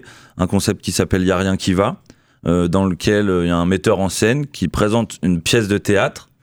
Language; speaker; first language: French; native; French